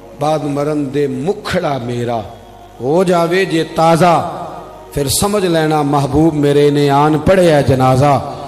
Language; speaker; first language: Urdu; non-native, local second language; Punjabi